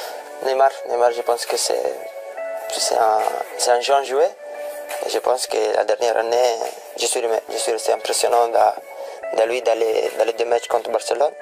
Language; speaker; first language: French; non-native, fluent; Italian